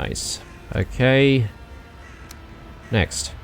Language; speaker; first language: English; native; English